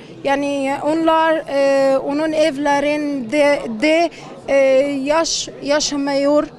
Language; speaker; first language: Turkish; non-native, learner; Arabic